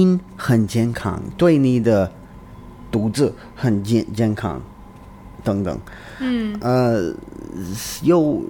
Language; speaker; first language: Chinese; non-native, learner; English